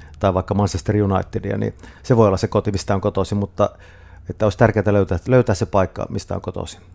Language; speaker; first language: Finnish; native; Finnish